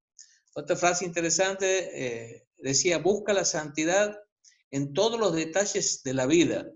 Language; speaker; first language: Spanish; native; Spanish